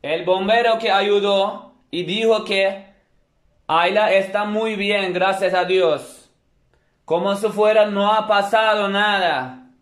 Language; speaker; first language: Spanish; non-native, fluent; Turkish